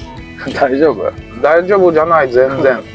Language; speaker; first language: Japanese; non-native, learner; Russian